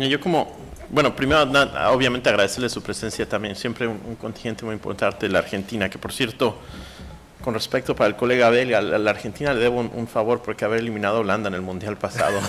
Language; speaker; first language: Spanish; native; Spanish